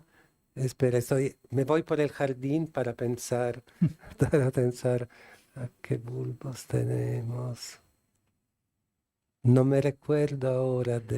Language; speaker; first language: Spanish; non-native, fluent; Italian